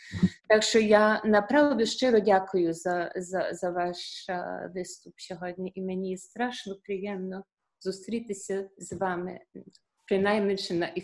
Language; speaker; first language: Ukrainian; early bilingual, heritage; Ukrainian